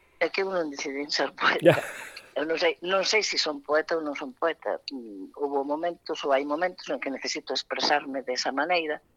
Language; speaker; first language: Galician; non-native, local second language; Spanish